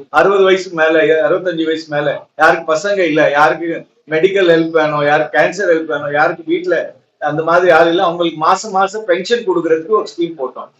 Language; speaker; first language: Tamil; non-native, local second language; Marwari